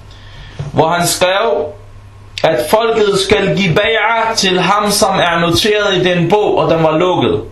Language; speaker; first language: Danish; non-native, fluent; Arabic